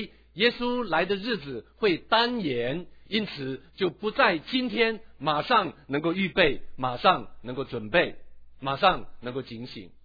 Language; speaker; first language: Chinese; native; Chinese